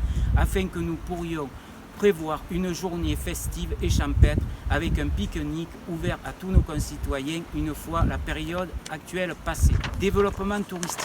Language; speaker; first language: French; native; French